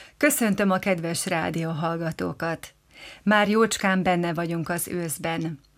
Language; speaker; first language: Hungarian; native; Hungarian